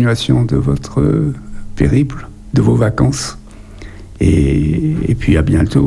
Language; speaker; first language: French; native; French